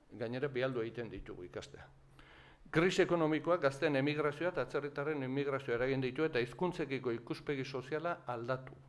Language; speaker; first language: Basque; native; Basque